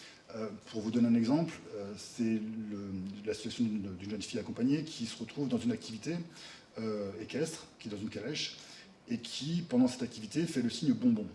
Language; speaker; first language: French; native; French